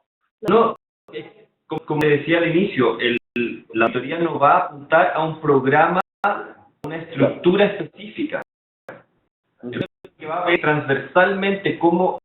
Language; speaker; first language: Spanish; native; Spanish